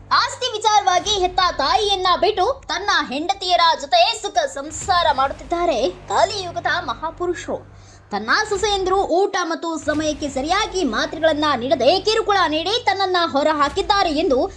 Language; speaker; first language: Kannada; native; Kannada